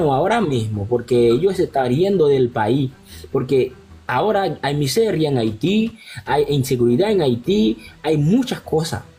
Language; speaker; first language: Spanish; non-native, local second language; Haitian Creole